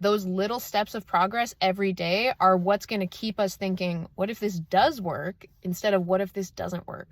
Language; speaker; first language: English; native; English